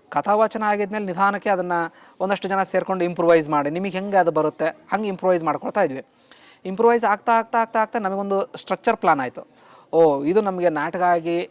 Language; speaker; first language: Kannada; native; Kannada